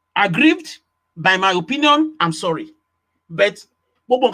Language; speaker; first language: English; non-native, local second language; Yoruba